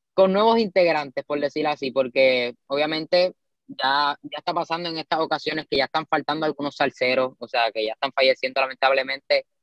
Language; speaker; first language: Spanish; native; Spanish